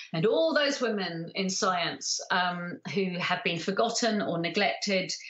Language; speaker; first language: English; native; English